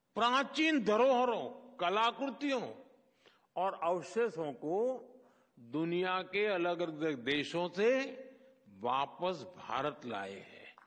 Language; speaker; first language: Hindi; non-native, local second language; Gujarati